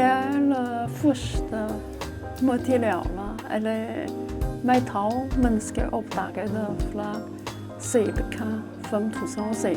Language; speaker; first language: Norwegian; non-native, learner; Chinese